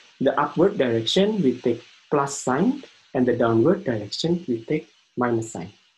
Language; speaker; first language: English; non-native, fluent; Indonesian